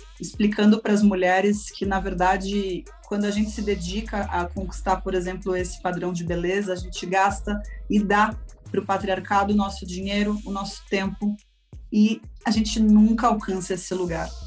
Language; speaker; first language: Portuguese; native; Portuguese